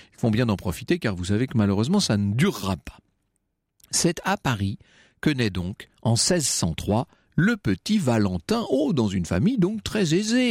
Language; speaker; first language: French; native; French